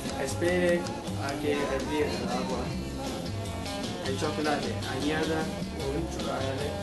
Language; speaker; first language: Spanish; non-native, learner; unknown